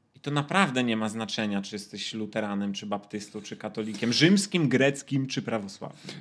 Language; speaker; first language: Polish; native; Polish